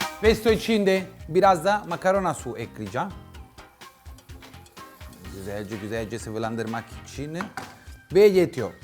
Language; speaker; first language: Turkish; non-native, learner; Italian